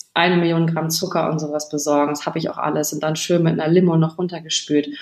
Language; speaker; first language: German; native; German